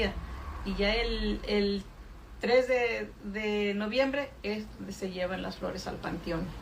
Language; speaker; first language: Spanish; native; Spanish